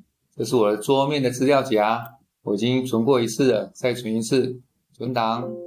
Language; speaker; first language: Chinese; native; Chinese